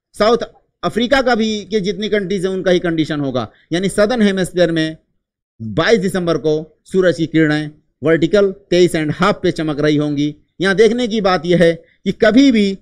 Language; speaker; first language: Hindi; native; Hindi